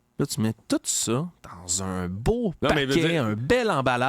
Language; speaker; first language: French; native; French